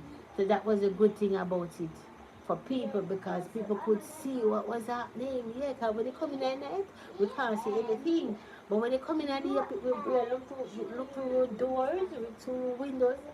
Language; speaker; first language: English; non-native, local second language; Jamaican Creole English